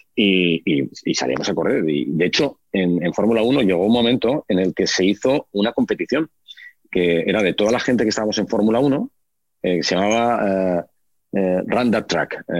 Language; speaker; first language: Spanish; native; Spanish